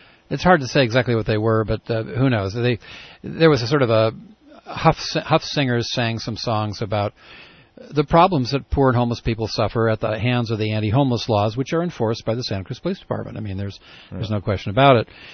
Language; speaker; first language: English; native; English